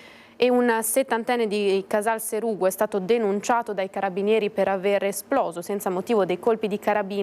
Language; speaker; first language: Italian; native; Italian